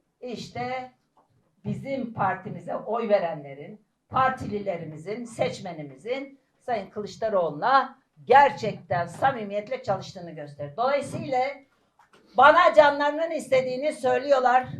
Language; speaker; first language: Turkish; native; Turkish